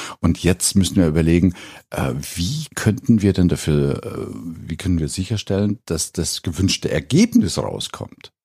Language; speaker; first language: German; native; German